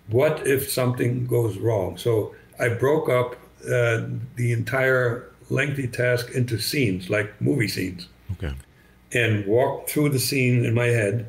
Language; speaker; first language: English; non-native, fluent; German